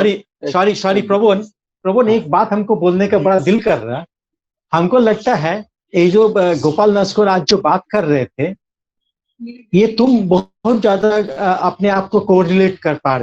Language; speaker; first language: Hindi; native; Hindi